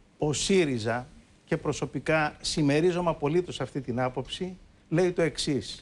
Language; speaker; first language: Greek; native; Greek